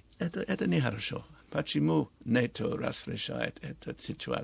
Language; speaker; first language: Russian; non-native, learner; English